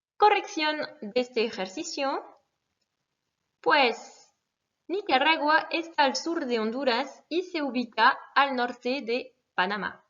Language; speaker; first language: Spanish; non-native, fluent; French